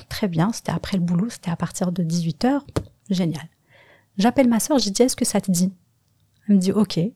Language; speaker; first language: French; non-native, local second language; Kabyle